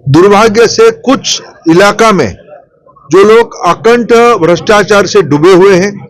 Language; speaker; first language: Hindi; non-native, local second language; Odia